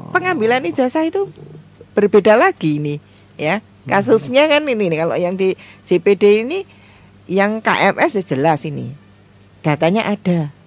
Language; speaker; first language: Indonesian; native; Indonesian